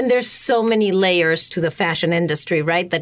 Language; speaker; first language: English; non-native, fluent; Spanish